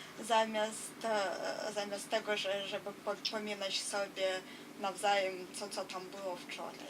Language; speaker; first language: Polish; non-native, fluent; Russian